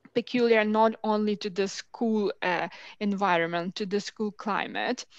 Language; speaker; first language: English; non-native, fluent; Ukrainian